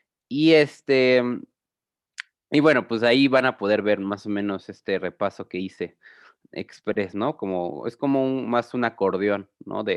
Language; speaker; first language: Spanish; native; Spanish